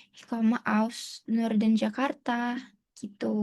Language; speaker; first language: German; non-native, fluent; Indonesian